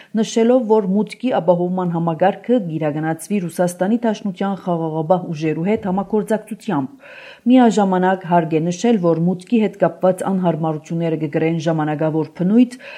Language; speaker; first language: Armenian; early bilingual, heritage; Armenian